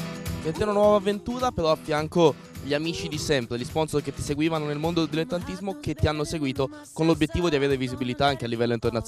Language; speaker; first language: Italian; native; Italian